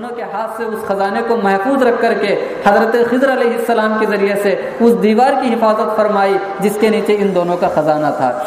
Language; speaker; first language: Urdu; native; Urdu